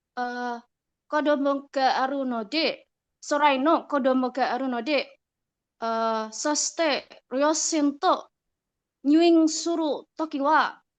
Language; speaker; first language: Japanese; non-native, learner; Indonesian